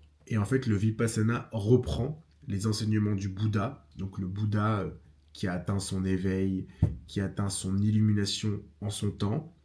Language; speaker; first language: French; native; French